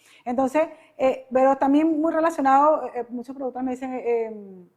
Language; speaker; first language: Spanish; native; Spanish